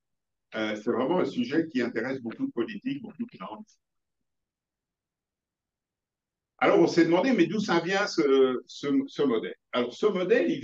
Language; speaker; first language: French; native; French